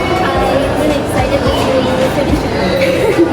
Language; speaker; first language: English; non-native, learner; Indonesian